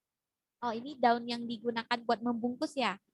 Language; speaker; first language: Indonesian; native; Indonesian